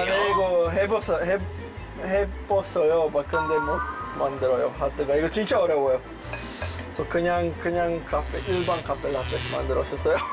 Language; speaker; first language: Korean; non-native, learner; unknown